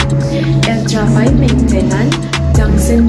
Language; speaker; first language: French; non-native, learner; Indonesian